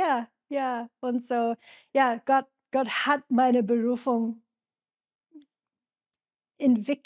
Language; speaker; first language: German; non-native, learner; English